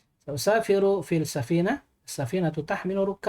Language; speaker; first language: Arabic; non-native, fluent; Indonesian